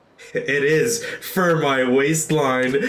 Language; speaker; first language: English; native; English